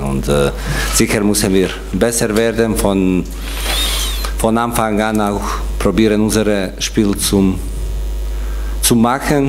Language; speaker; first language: German; non-native, fluent; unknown